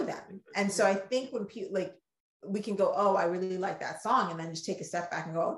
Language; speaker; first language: English; native; English